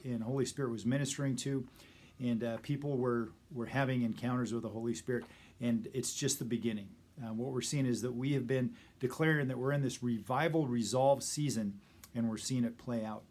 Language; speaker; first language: English; native; English